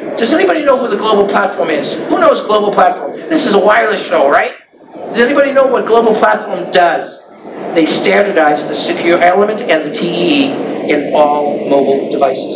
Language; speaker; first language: English; native; English